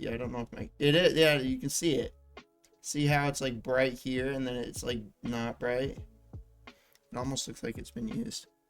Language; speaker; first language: English; native; English